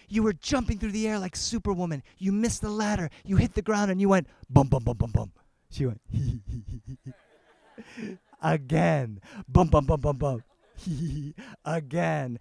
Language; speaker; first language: English; early bilingual, other home language; Spanish